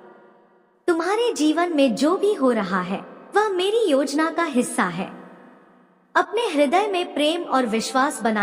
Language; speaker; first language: Hindi; native; Hindi